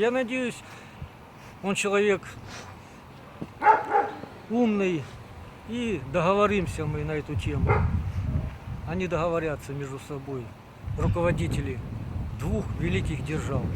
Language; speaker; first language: Russian; native; Russian